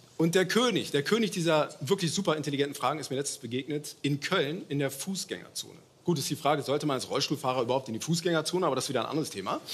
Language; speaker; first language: German; early bilingual, other home language; Turkish